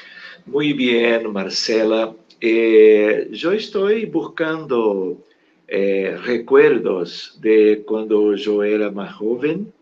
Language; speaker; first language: Spanish; non-native, fluent; Portuguese